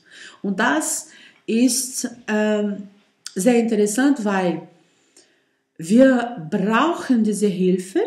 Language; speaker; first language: German; non-native, learner; Portuguese